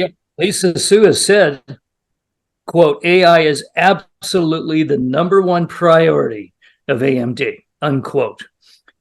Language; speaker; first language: English; native; English